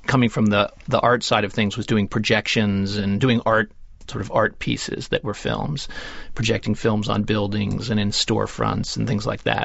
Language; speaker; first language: English; native; English